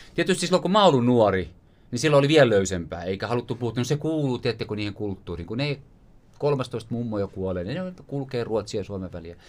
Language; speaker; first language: Finnish; native; Finnish